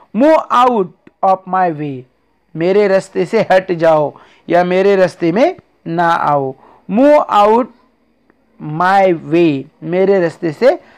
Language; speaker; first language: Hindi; non-native, local second language; Marathi